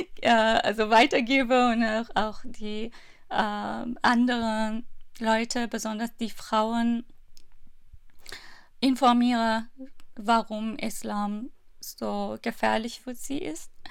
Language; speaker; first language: German; non-native, fluent; Persian